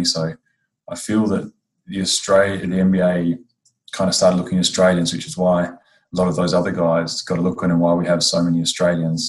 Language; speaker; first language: English; native; English